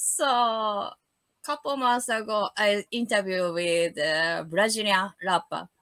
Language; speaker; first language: English; non-native, learner; Japanese